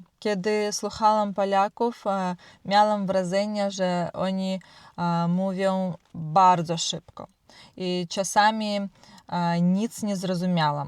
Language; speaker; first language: Polish; non-native, learner; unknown